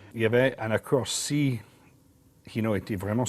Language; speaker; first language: French; non-native, learner; English